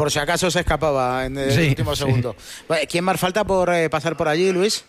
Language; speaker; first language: Spanish; native; Spanish